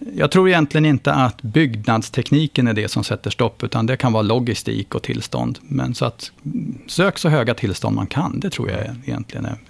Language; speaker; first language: Swedish; native; Swedish